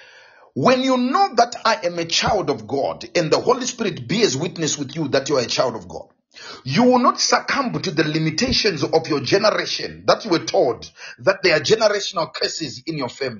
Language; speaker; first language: English; non-native, local second language; Shona